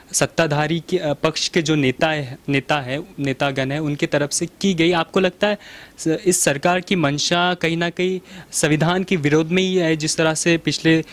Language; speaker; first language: Hindi; non-native, local second language; Marathi